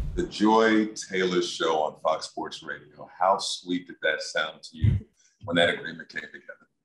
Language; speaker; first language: English; native; English